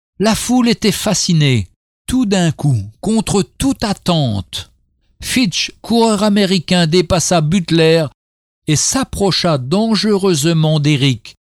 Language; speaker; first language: French; native; French